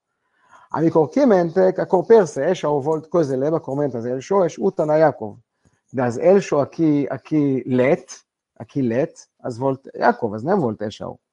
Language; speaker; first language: Hungarian; non-native, learner; Hebrew